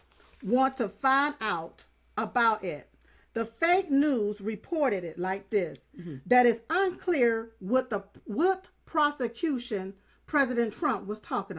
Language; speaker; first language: English; native; English